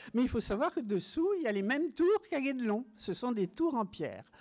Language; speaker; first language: French; native; French